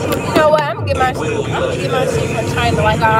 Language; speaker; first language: English; native; English